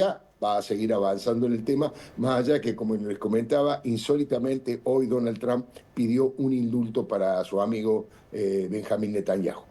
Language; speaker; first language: Spanish; native; Spanish